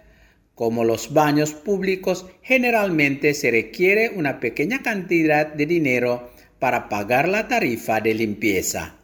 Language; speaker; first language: Spanish; non-native, fluent; Indonesian